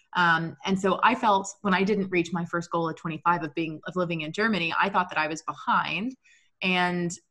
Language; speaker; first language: English; native; English